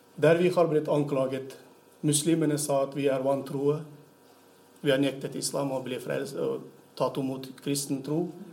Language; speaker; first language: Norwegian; non-native, fluent; Turkmen